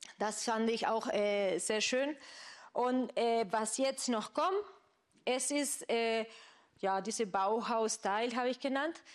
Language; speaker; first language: German; non-native, fluent; Spanish